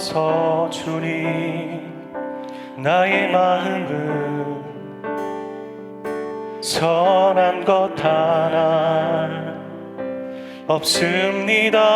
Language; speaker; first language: Korean; native; Korean